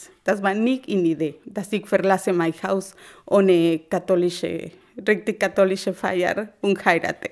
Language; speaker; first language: German; non-native, learner; Spanish